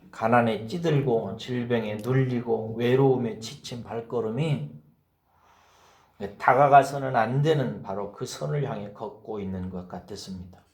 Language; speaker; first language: Korean; native; Korean